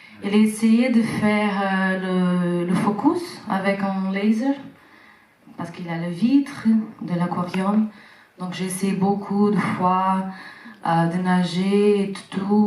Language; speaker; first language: French; non-native, fluent; Portuguese